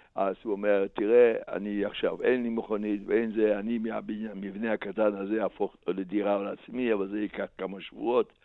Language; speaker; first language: Hebrew; non-native, fluent; Slovak